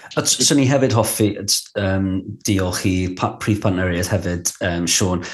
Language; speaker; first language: Welsh; non-native, local second language; English